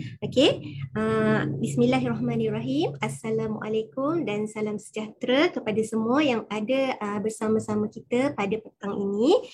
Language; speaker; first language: Malay; native; Malay